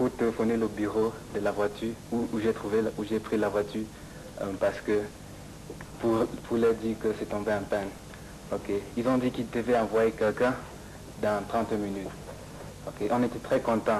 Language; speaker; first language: French; non-native, fluent; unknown